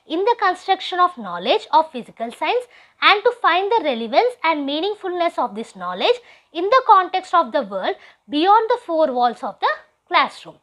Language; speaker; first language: English; non-native, local second language; Telugu